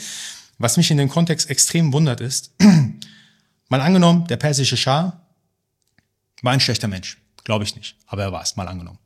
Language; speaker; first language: German; early bilingual, other home language; Persian